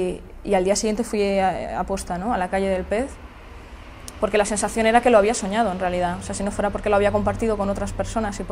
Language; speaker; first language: Spanish; native; Spanish